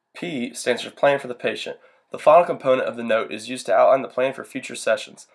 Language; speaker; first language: English; native; English